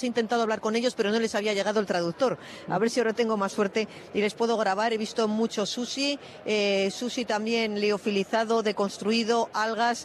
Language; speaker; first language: Spanish; native; Spanish